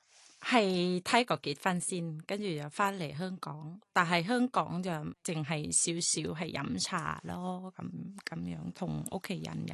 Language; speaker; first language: Cantonese; non-native, fluent; Thai